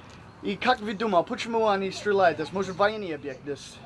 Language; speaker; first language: Russian; non-native, learner; English